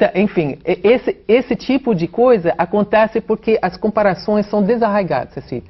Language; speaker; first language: Portuguese; non-native, fluent; English